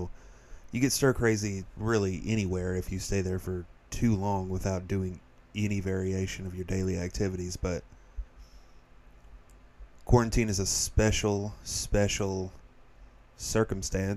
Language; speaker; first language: English; native; English